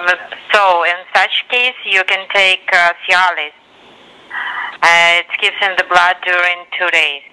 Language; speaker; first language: English; non-native, fluent; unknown